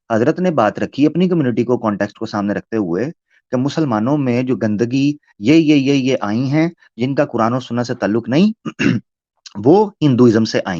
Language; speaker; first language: Hindi; native; Hindi